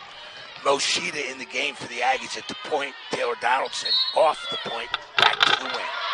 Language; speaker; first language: English; native; English